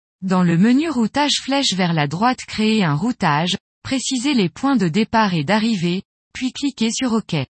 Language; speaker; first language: French; native; French